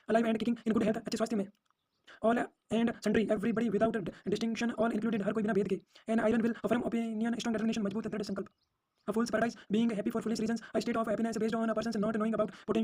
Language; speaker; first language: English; non-native, local second language; Hindi